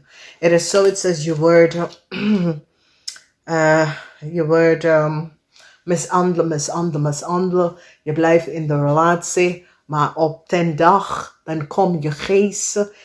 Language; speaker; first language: Dutch; non-native, learner; English